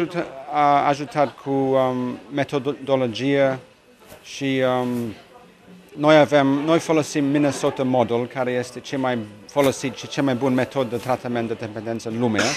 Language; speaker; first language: Romanian; non-native, fluent; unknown